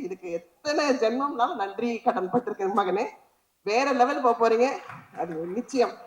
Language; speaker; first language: Tamil; native; Tamil